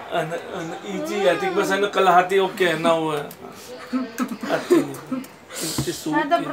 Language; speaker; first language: English; non-native, learner; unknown